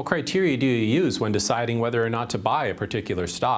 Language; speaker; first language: English; native; English